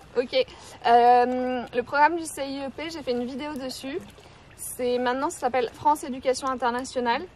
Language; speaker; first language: French; native; French